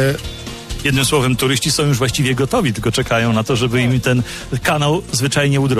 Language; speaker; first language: Polish; native; Polish